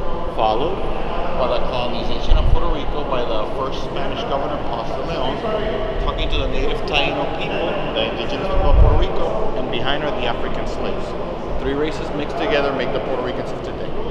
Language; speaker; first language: English; non-native, local second language; Spanish